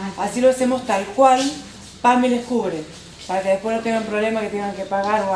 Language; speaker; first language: Spanish; native; Spanish